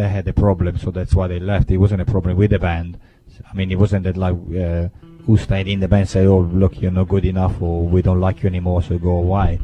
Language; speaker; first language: English; non-native, fluent; Italian